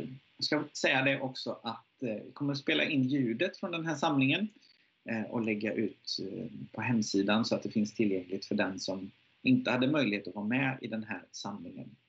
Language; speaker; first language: Swedish; native; Swedish